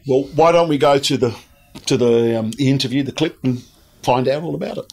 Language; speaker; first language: English; native; English